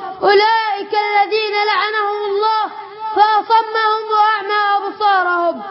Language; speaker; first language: Arabic; native; Arabic